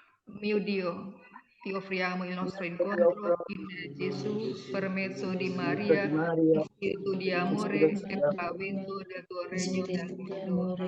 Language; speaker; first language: Italian; non-native, learner; Indonesian